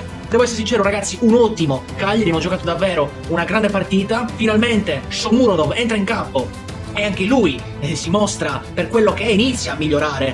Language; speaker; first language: Italian; native; Italian